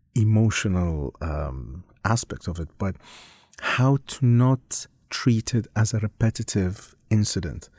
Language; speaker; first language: English; non-native, fluent; Arabic